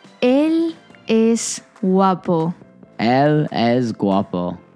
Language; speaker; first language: Spanish; non-native, learner; English